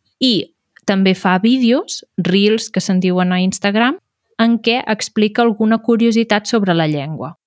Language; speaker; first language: Catalan; native; Catalan